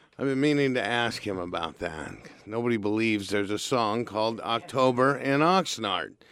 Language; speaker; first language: English; native; English